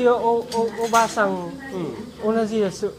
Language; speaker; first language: Japanese; non-native, learner; Vietnamese